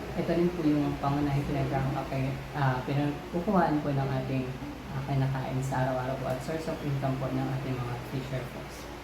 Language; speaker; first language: Filipino; native; Filipino